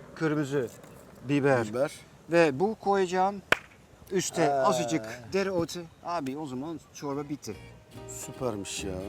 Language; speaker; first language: Turkish; non-native, fluent; Dutch